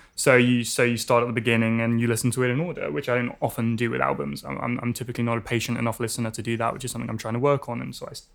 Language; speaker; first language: English; native; English